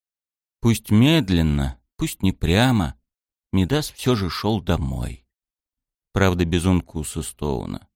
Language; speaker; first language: Russian; native; Russian